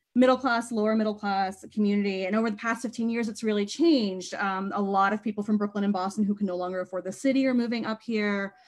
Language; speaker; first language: English; native; English